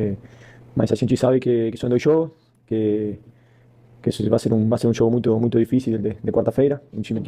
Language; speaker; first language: Portuguese; non-native, fluent; Spanish